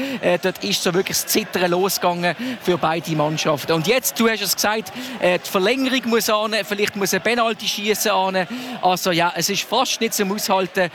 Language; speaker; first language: German; native; German